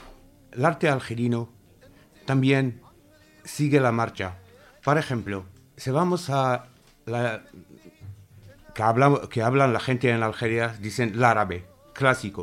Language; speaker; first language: Spanish; non-native, fluent; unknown